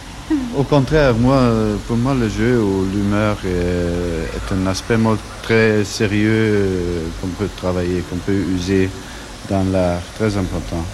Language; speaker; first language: French; non-native, fluent; German